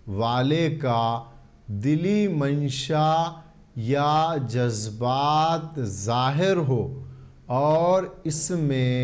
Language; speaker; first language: Urdu; native; Urdu